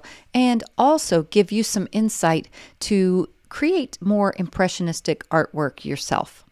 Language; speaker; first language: English; native; English